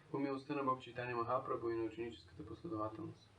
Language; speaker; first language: Bulgarian; native; Bulgarian